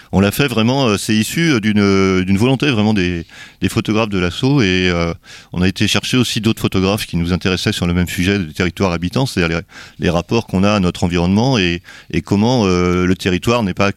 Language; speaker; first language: French; native; French